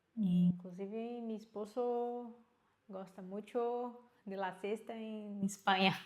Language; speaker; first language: Spanish; non-native, learner; Portuguese